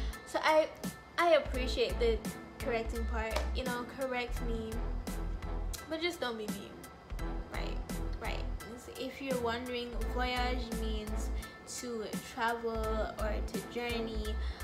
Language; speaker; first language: English; native; English